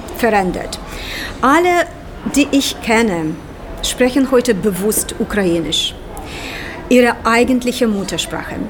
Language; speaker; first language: German; non-native, fluent; Ukrainian